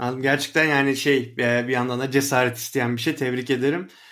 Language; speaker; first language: Turkish; native; Turkish